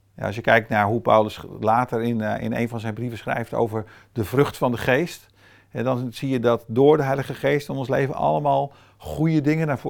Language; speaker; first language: Dutch; non-native, fluent; Portuguese